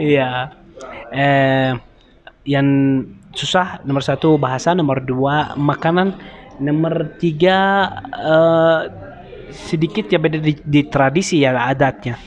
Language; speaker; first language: Indonesian; non-native, learner; Arabic